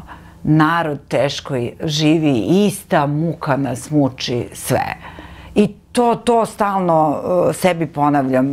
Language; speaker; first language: Serbian; native; Serbian